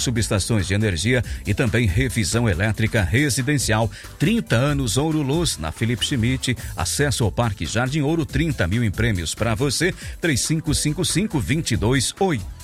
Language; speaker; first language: Portuguese; non-native, local second language; Italian